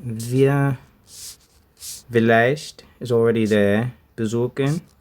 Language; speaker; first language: German; non-native, learner; English